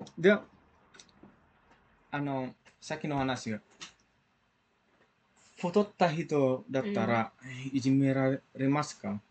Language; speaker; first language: Japanese; non-native, fluent; Indonesian